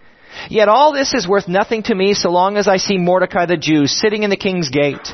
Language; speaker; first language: English; native; English